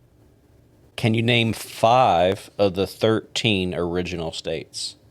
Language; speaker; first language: English; native; English